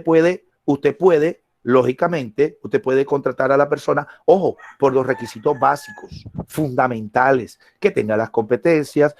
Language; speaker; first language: Spanish; native; Spanish